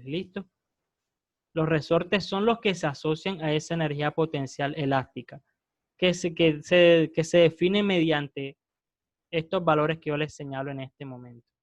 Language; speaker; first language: Spanish; native; Spanish